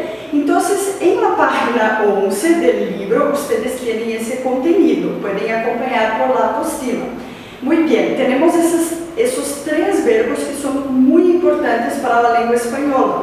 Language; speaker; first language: Spanish; non-native, fluent; Portuguese